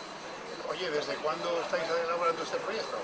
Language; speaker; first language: Spanish; native; Spanish